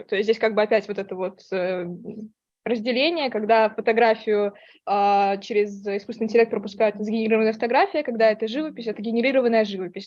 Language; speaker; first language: Russian; native; Russian